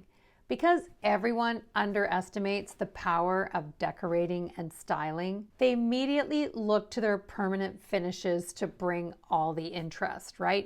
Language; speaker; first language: English; native; English